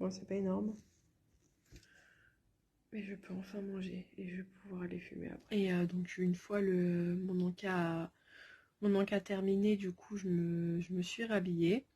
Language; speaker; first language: French; native; French